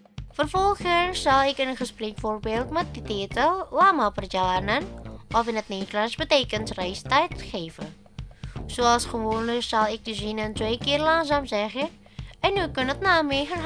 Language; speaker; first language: Dutch; non-native, fluent; Indonesian